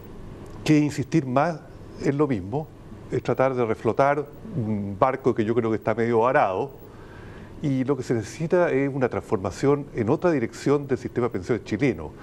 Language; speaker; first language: Spanish; native; Spanish